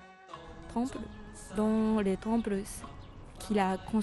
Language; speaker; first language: French; non-native, fluent; Japanese